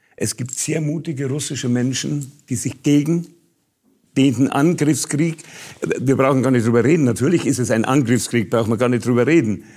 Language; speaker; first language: German; native; German